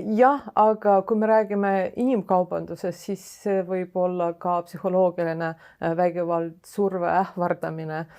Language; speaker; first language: Estonian; non-native, local second language; Russian